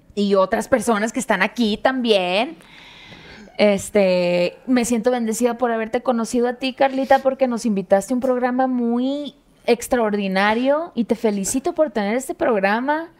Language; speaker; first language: Spanish; native; Spanish